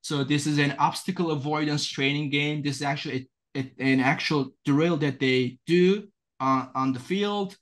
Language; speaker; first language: English; non-native, fluent; Turkish